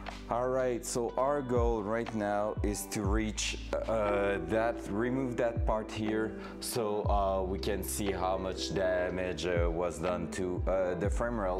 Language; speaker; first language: English; non-native, fluent; French